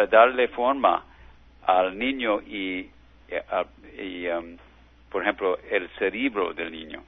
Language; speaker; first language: Spanish; non-native, learner; English